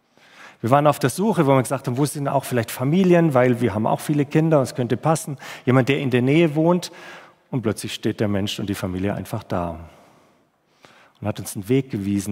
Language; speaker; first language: German; native; German